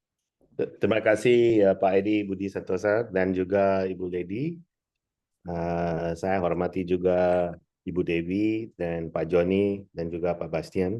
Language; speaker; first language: Indonesian; non-native, fluent; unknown